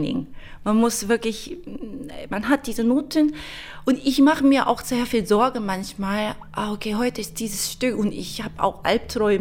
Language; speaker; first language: German; non-native, fluent; Korean